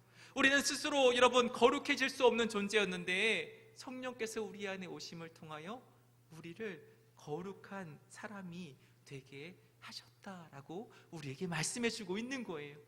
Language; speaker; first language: Korean; native; Korean